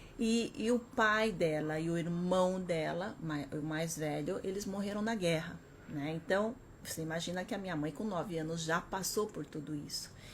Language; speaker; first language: Portuguese; early bilingual, other home language; Korean